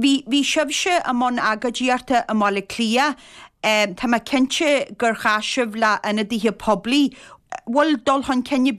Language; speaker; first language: Irish; native; Irish